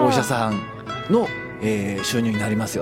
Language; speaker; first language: Japanese; native; Japanese